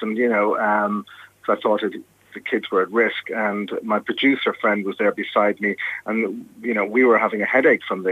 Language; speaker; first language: English; native; English